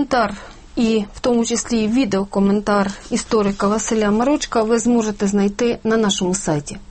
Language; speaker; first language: Ukrainian; native; Ukrainian